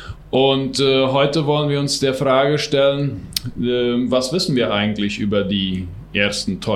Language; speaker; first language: German; non-native, local second language; Plautdietsch